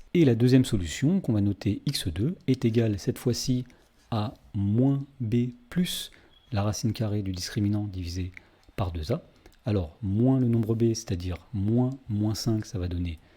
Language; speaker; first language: French; native; French